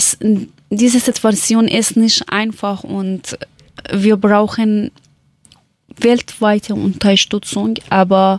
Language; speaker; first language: German; non-native, learner; Persian